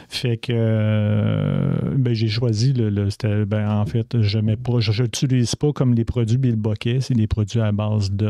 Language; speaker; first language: French; native; French